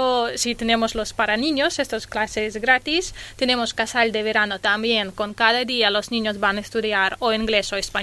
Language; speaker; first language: Spanish; non-native, learner; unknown